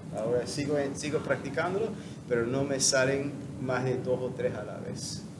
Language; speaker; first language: Spanish; non-native, fluent; English